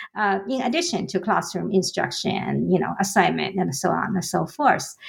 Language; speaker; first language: English; non-native, fluent; Chinese